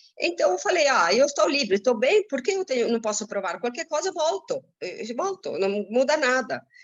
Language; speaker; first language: Portuguese; non-native, fluent; Italian